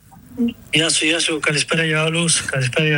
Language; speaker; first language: Greek; non-native, learner; Spanish